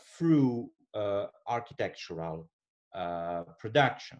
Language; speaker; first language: English; non-native, fluent; Italian